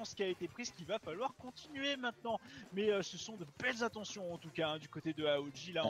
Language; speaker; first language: French; native; French